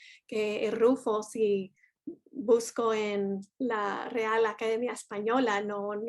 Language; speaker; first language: Spanish; non-native, fluent; English